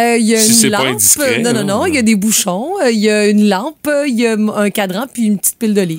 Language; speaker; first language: French; native; French